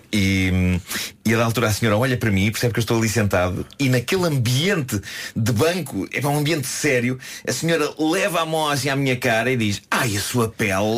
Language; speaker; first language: Portuguese; native; Portuguese